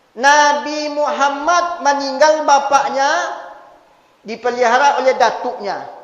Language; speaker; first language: Malay; non-native, local second language; Minangkabau